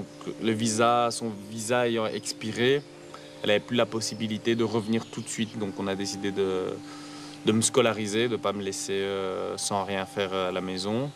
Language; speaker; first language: French; early bilingual, other home language; Lingala